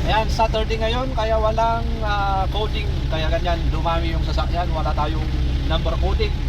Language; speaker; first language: Filipino; native; Filipino